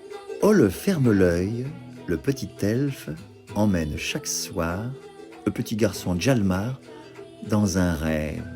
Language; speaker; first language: French; native; French